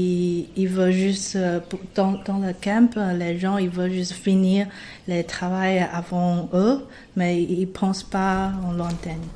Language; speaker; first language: French; non-native, fluent; Chinese